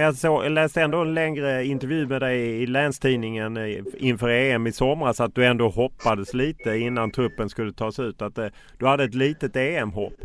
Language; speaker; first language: Swedish; native; Swedish